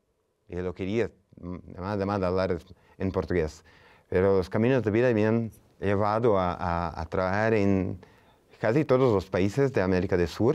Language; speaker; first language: Spanish; non-native, fluent; Portuguese